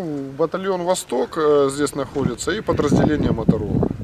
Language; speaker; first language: Russian; native; Russian